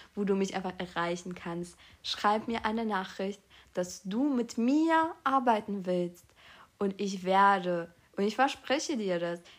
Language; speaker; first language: German; early bilingual, other home language; Polish